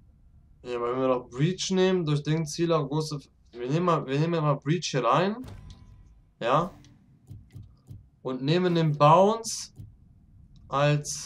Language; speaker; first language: German; native; German